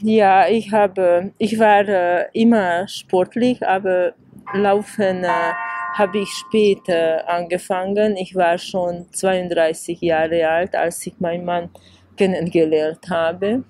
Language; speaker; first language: German; non-native, fluent; Hungarian